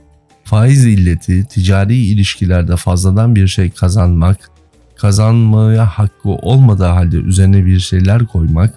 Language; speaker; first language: Turkish; native; Turkish